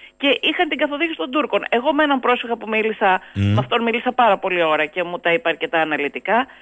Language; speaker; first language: Greek; native; Greek